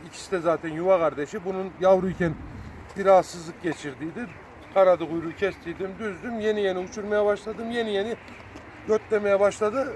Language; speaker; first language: Turkish; native; Turkish